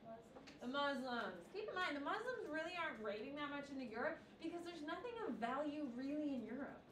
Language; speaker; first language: English; native; English